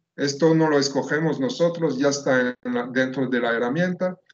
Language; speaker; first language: Spanish; non-native, fluent; French